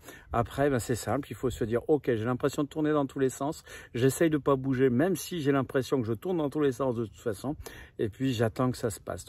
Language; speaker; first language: French; native; French